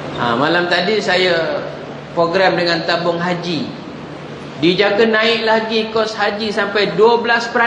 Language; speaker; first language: Malay; non-native, local second language; Javanese